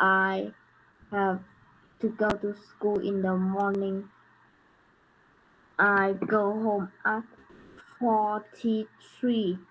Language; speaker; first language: English; non-native, learner; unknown